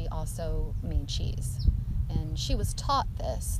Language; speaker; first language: English; native; English